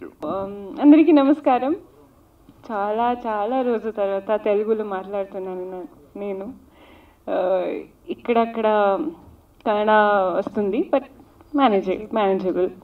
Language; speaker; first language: Telugu; non-native, local second language; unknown